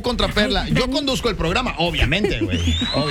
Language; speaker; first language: Spanish; native; Spanish